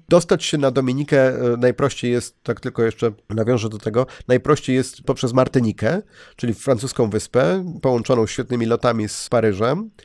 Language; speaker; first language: Polish; native; Polish